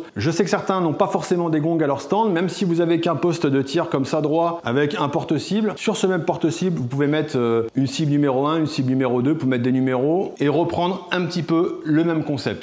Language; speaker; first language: French; native; French